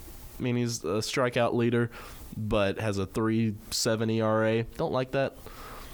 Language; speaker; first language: English; native; English